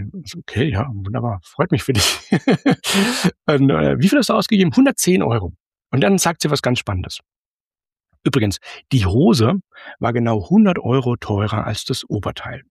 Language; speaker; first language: German; native; German